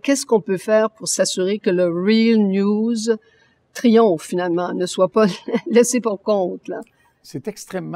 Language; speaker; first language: French; native; French